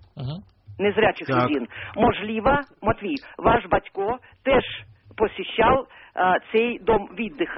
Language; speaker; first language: Ukrainian; non-native, learner; Russian